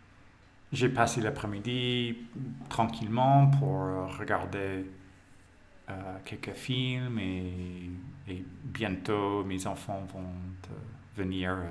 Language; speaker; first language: French; non-native, fluent; English